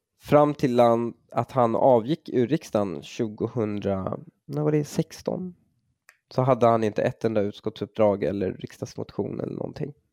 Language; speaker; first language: Swedish; early bilingual, other home language; Persian